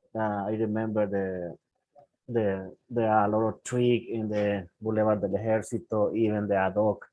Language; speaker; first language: English; non-native, learner; Spanish